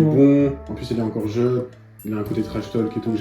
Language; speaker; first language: French; native; French